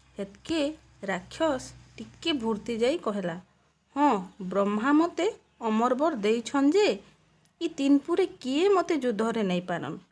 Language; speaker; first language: Odia; native; Odia